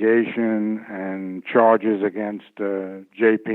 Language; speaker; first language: English; native; English